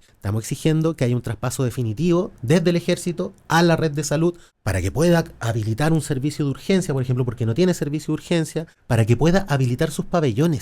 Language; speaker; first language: Spanish; native; Spanish